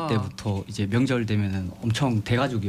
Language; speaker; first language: Korean; native; Korean